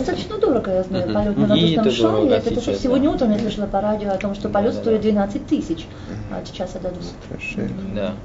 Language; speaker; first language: Russian; native; Russian